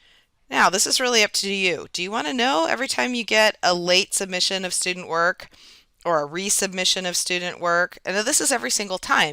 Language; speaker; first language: English; native; English